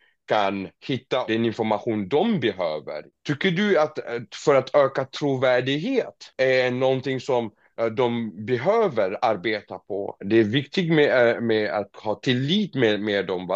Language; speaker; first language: Swedish; non-native, fluent; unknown